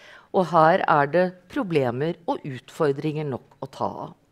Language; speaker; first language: Norwegian; native; Norwegian